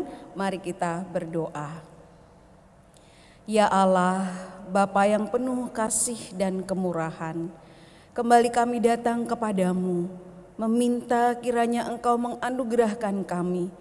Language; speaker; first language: Indonesian; native; Indonesian